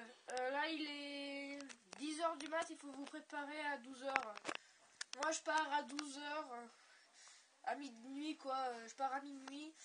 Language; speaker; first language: French; native; French